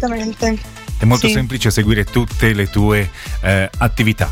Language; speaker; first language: Italian; native; Italian